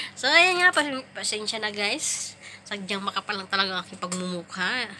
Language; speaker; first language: Filipino; non-native, local second language; Waray